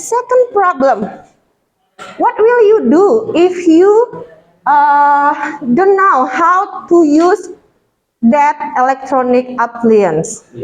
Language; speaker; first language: English; non-native, fluent; Indonesian